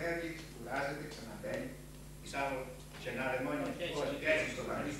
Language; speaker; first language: Greek; native; Greek